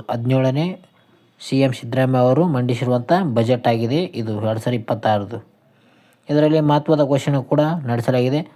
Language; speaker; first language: Kannada; native; Kannada